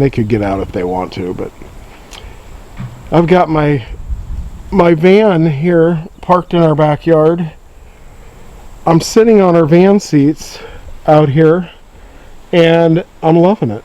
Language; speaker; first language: English; native; English